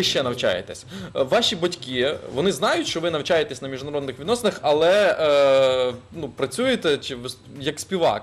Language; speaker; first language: Ukrainian; native; Ukrainian